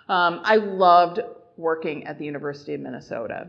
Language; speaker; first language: English; native; English